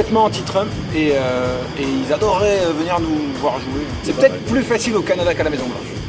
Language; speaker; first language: French; native; French